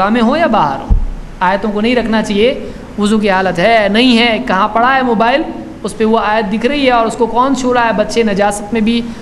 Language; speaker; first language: Urdu; native; Urdu